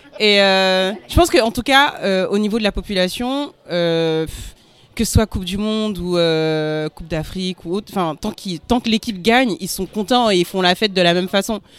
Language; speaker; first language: French; early bilingual, other home language; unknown